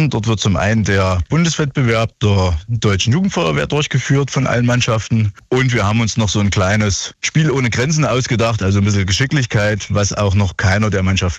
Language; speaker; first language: German; native; German